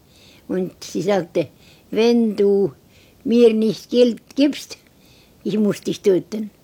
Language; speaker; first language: German; non-native, learner; Estonian